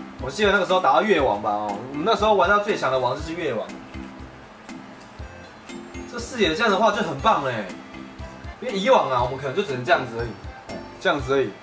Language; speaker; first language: Chinese; native; Chinese